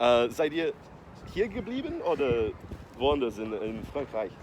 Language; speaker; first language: German; non-native, fluent; Portuguese